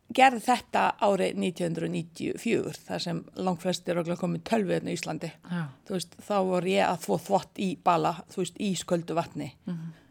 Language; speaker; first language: Icelandic; non-native, fluent; Bosnian